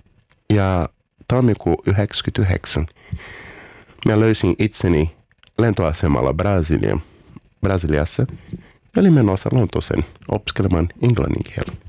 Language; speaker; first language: Finnish; non-native, learner; Portuguese